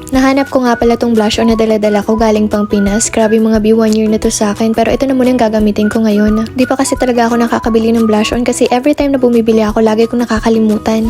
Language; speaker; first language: Filipino; native; Filipino